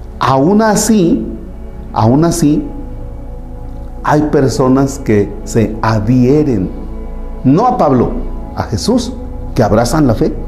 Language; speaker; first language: Spanish; native; Spanish